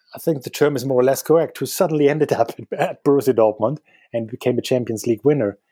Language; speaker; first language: English; non-native, fluent; German